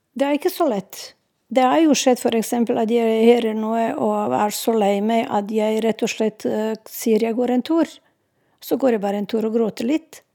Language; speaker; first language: Norwegian; non-native, fluent; Serbian